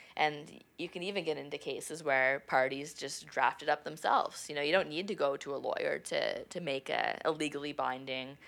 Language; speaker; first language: English; native; English